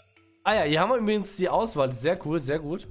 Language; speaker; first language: German; native; German